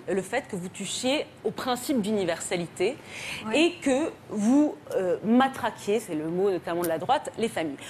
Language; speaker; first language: French; native; French